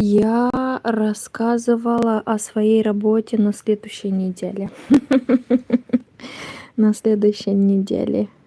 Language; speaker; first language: Russian; non-native, learner; Romanian